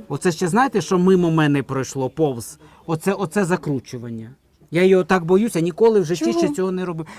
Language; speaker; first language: Ukrainian; native; Ukrainian